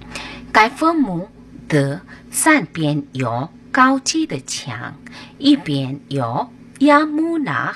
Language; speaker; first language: Chinese; non-native, learner; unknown